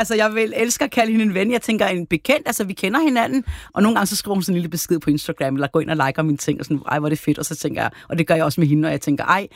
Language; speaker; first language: Danish; early bilingual, other home language; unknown